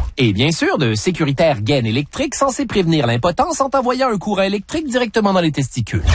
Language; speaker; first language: French; native; French